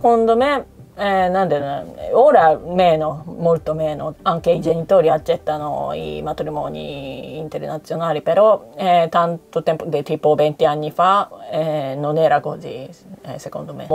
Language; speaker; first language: Italian; non-native, learner; Japanese